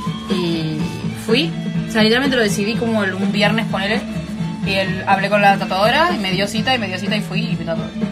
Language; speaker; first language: Spanish; early bilingual, heritage; Spanish